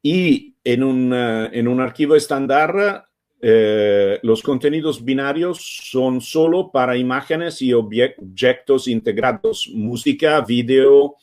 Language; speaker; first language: Spanish; non-native, fluent; Italian